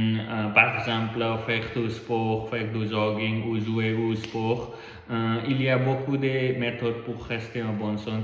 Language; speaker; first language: French; non-native, learner; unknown